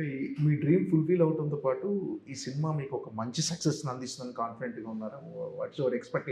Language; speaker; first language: Telugu; native; Telugu